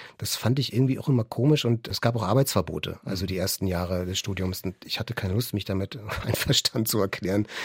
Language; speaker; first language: German; native; German